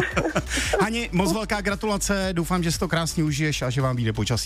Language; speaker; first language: Czech; native; Czech